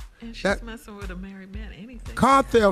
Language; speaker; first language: English; native; English